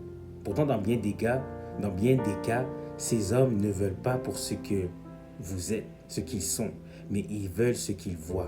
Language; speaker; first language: French; native; French